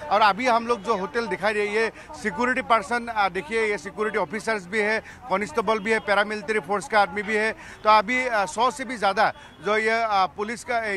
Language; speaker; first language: Hindi; non-native, local second language; Assamese